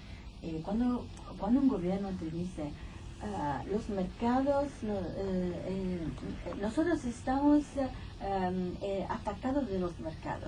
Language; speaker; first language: Spanish; non-native, fluent; Italian